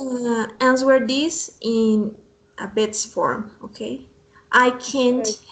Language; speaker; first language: English; non-native, fluent; Spanish